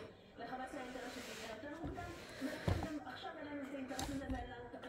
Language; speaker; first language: Hebrew; native; Hebrew